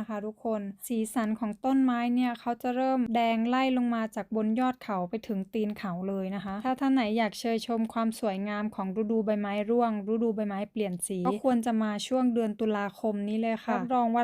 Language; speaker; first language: Thai; native; Thai